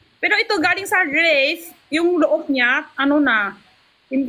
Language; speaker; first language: Filipino; non-native, learner; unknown